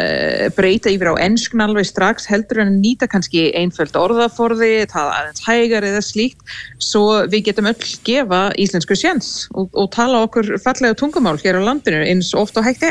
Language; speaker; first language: Icelandic; non-native, fluent; English